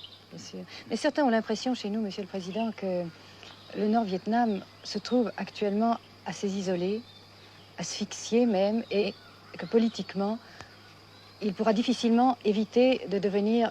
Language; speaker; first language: French; native; French